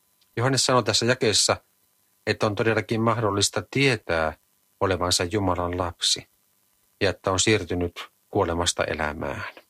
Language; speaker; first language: Finnish; native; Finnish